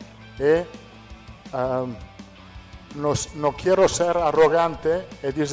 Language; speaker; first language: Portuguese; non-native, fluent; Italian